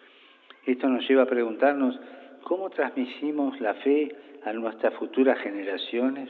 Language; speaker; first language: Spanish; native; Spanish